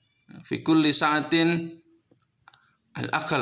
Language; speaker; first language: Arabic; non-native, fluent; Indonesian